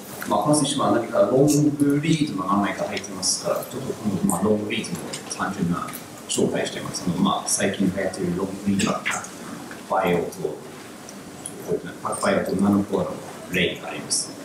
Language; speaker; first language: Japanese; non-native, learner; English